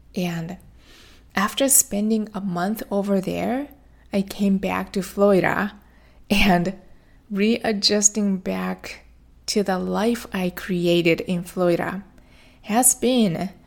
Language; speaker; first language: English; non-native, fluent; Japanese